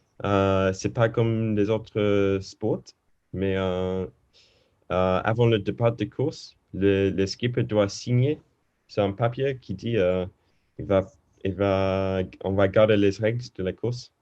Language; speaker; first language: French; non-native, learner; English